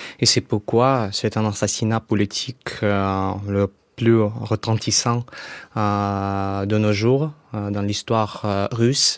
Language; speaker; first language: French; non-native, fluent; Russian